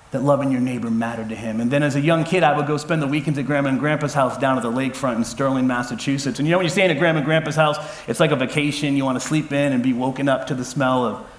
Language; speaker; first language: English; native; English